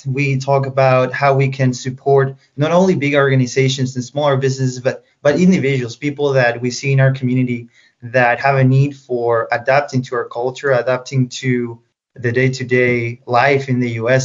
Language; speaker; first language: English; non-native, fluent; Spanish